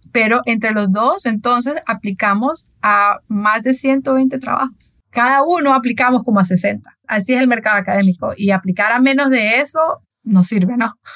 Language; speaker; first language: Spanish; native; Spanish